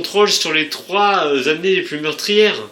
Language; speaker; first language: French; native; French